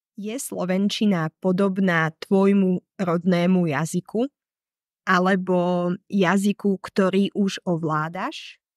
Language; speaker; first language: Slovak; native; Slovak